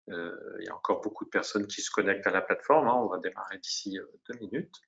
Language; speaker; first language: French; native; French